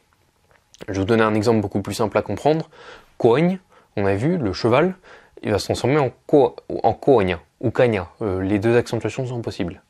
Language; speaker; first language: French; native; French